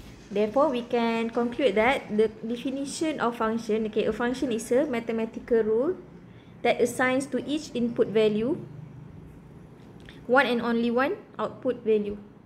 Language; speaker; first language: English; non-native, local second language; Malay